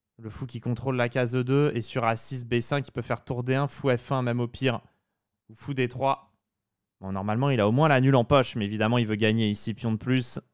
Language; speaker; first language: French; native; French